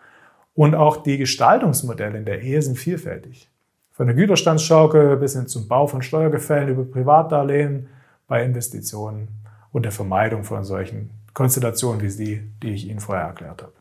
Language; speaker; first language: German; native; German